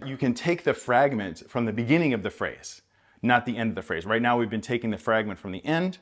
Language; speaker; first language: English; native; English